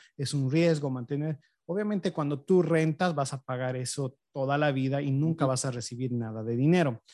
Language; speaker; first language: Spanish; native; Spanish